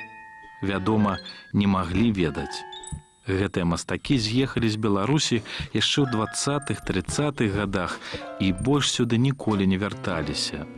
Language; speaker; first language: Belarusian; native; Belarusian